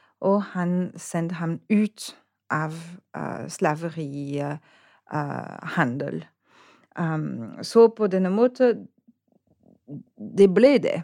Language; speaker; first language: Norwegian; non-native, fluent; French